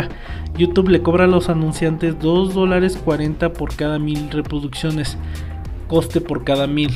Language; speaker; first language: Spanish; native; Spanish